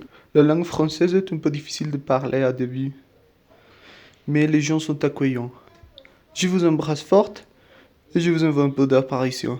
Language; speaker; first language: French; non-native, learner; Spanish